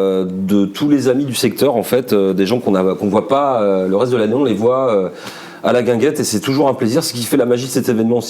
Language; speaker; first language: French; native; French